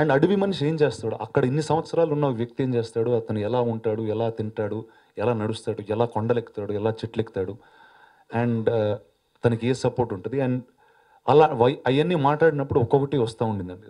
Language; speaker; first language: Telugu; native; Telugu